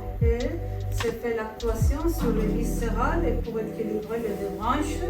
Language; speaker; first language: French; non-native, fluent; Spanish